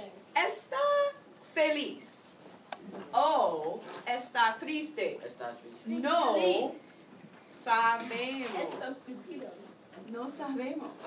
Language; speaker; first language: Spanish; non-native, fluent; English